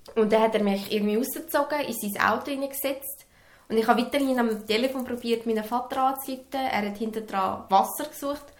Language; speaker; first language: German; early bilingual, other home language; Serbian